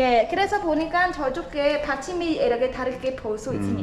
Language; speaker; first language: Korean; non-native, learner; Khmer